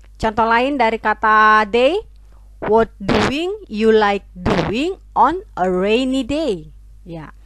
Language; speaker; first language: English; non-native, fluent; Indonesian